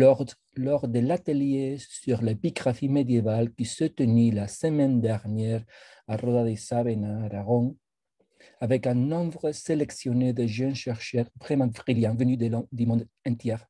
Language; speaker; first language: French; non-native, fluent; Spanish